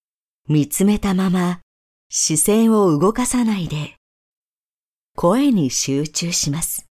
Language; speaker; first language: Japanese; native; Japanese